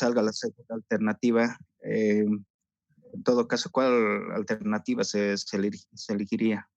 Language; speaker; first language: Spanish; native; Spanish